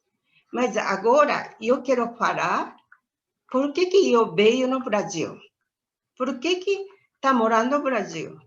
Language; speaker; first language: Portuguese; non-native, learner; Japanese